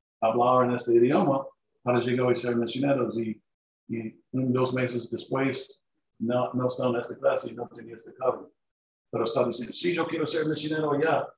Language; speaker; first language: Spanish; non-native, learner; English